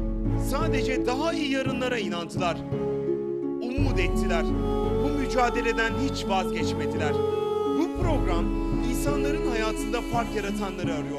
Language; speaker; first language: Turkish; native; Turkish